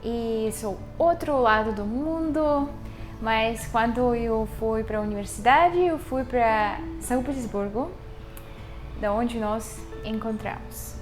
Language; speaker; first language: Portuguese; non-native, fluent; Russian